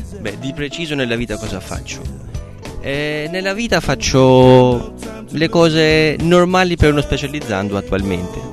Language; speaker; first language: Italian; non-native, fluent; Albanian